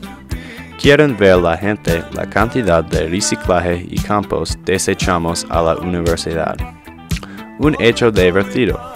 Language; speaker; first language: Spanish; non-native, learner; English